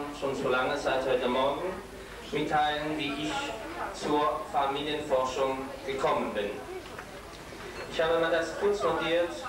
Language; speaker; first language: German; non-native, local second language; Swiss German